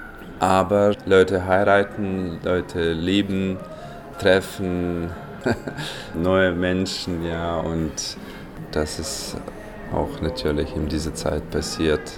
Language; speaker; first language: German; non-native, fluent; Ukrainian